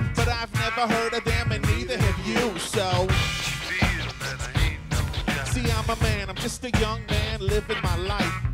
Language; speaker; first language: English; native; English